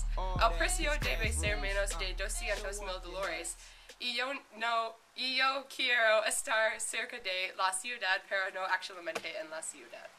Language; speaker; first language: Spanish; non-native, learner; English